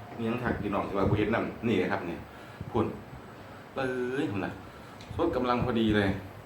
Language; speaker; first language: Thai; native; Thai